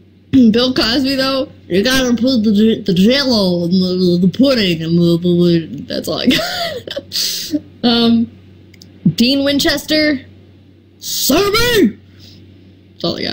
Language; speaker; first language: English; native; English